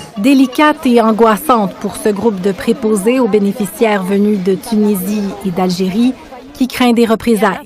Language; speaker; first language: French; native; French